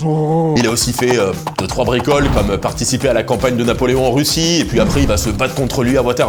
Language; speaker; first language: French; native; French